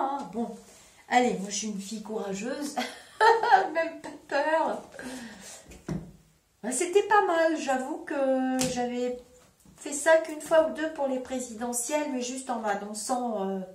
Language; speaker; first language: French; native; French